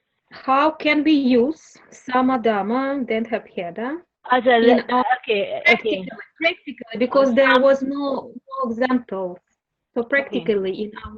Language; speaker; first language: English; non-native, learner; Russian